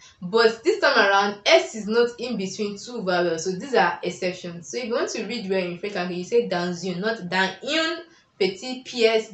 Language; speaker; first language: English; non-native, local second language; Yoruba